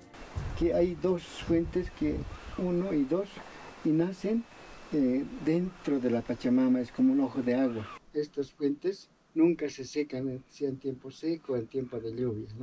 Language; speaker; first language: Spanish; native; Spanish